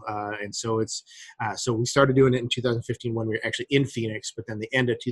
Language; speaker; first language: English; native; English